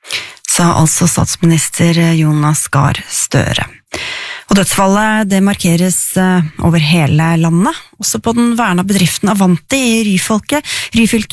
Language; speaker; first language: Norwegian; native; Norwegian